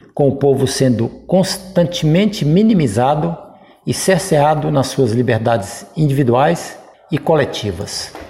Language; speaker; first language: Portuguese; native; Portuguese